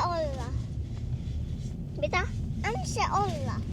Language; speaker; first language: Finnish; early bilingual, other home language; Vietnamese